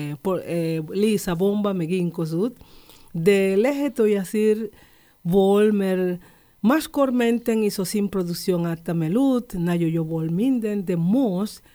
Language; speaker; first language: Hungarian; non-native, learner; Spanish